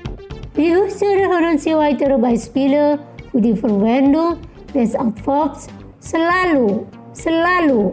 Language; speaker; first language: German; non-native, fluent; Indonesian